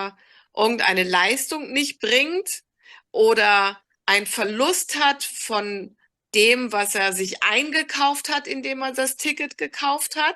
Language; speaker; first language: German; native; German